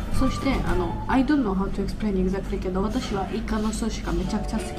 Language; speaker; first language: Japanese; non-native, learner; Georgian